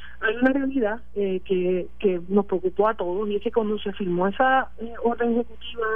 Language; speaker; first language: Spanish; native; Spanish